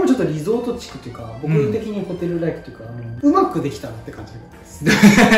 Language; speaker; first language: Japanese; native; Japanese